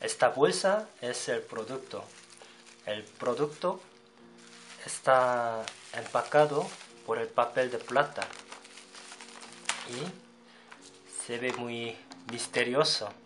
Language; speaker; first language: Spanish; non-native, fluent; Korean